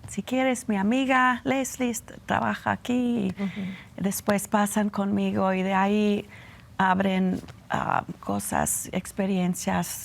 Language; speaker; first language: Spanish; non-native, fluent; English